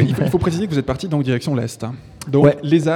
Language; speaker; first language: French; native; French